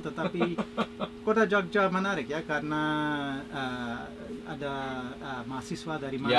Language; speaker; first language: Indonesian; non-native, fluent; English